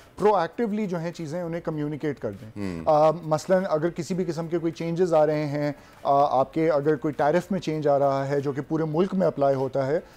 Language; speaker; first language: Urdu; native; Urdu